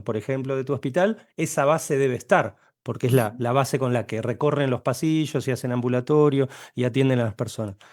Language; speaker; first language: Spanish; native; Spanish